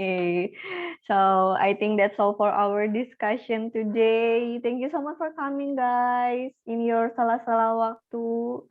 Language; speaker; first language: English; non-native, learner; Indonesian